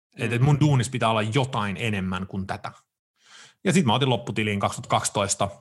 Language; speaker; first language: Finnish; early bilingual, heritage; Finnish